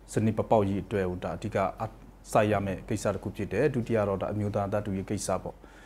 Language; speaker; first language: Burmese; non-native, local second language; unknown